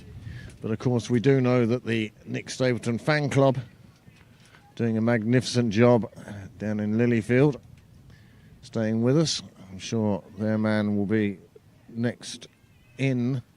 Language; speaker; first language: English; native; English